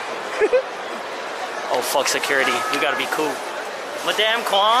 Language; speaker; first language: English; early bilingual, other home language; Chinese